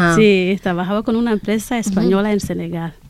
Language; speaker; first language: Spanish; non-native, learner; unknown